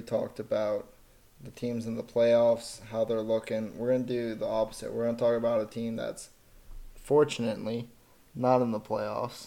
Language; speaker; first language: English; native; English